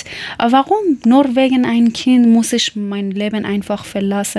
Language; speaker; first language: German; non-native, learner; Persian